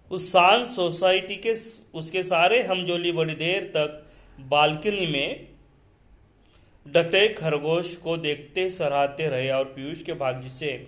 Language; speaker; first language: Hindi; non-native, local second language; Marathi